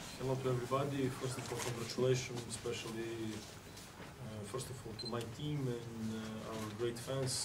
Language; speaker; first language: English; non-native, fluent; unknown